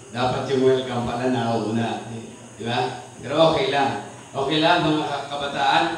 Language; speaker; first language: Filipino; native; Filipino